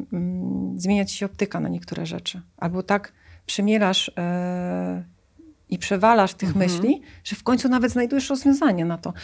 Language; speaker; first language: Polish; native; Polish